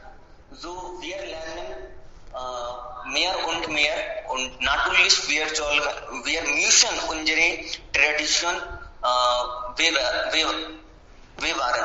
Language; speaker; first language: German; non-native, learner; Hindi